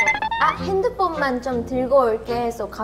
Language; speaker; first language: Korean; non-native, fluent; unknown